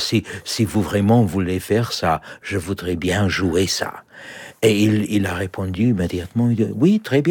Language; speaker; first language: French; non-native, fluent; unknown